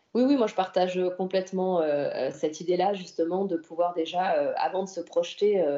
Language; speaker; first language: French; native; French